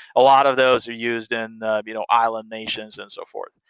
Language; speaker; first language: English; non-native, fluent; Russian